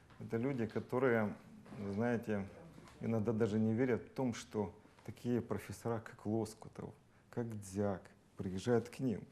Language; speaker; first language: Russian; native; Russian